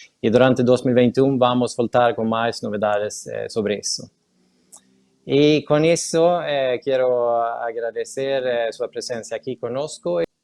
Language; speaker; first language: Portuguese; non-native, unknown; Spanish